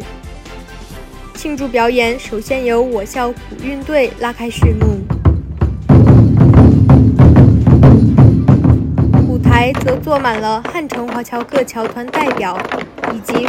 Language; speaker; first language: Chinese; early bilingual, heritage; Chinese